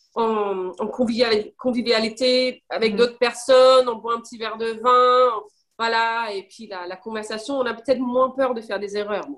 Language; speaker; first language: French; non-native, fluent; Danish